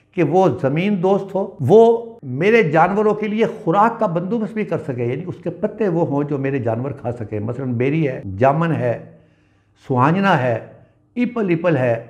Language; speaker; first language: Urdu; non-native, local second language; Punjabi